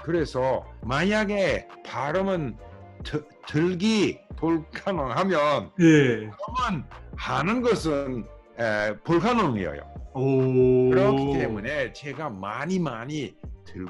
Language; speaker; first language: Korean; non-native, learner; English